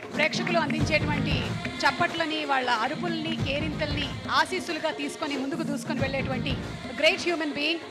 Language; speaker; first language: Telugu; native; Telugu